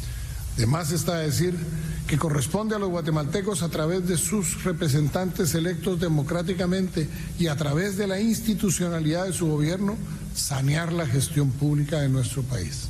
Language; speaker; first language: Spanish; native; Spanish